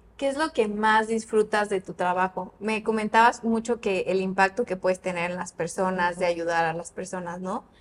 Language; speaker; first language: Spanish; native; Spanish